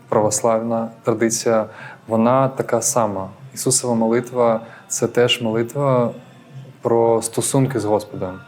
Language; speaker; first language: Ukrainian; non-native, local second language; Russian